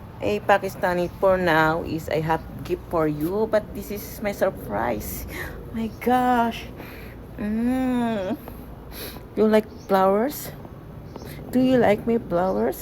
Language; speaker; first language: English; non-native, learner; Filipino